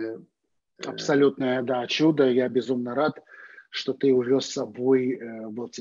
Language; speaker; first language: Russian; native; Russian